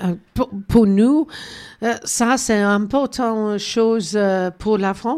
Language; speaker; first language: French; non-native, learner; English